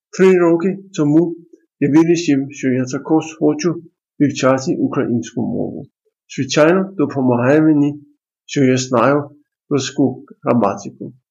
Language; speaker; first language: Ukrainian; non-native, learner; Danish